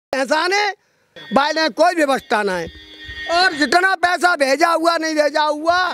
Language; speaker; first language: Hindi; native; Hindi